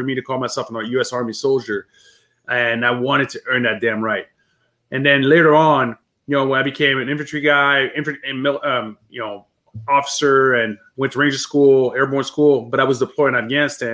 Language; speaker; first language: English; early bilingual, other home language; French